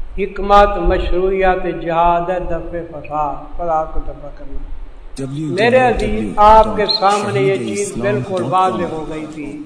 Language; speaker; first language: Urdu; non-native, local second language; Saraiki